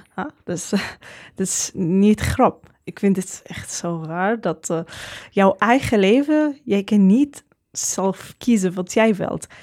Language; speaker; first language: Dutch; non-native, learner; Arabic